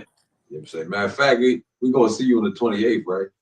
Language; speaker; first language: English; native; English